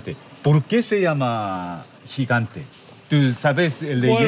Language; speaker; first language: Spanish; non-native, learner; Korean